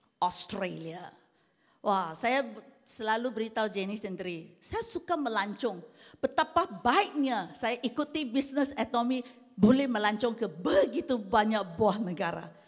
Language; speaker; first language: Malay; non-native, local second language; Chinese